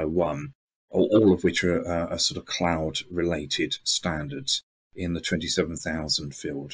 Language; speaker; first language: English; native; English